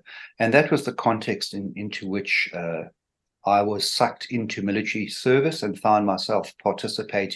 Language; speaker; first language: English; native; English